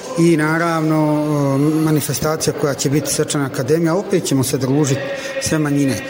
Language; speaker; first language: Bosnian; non-native, local second language; Italian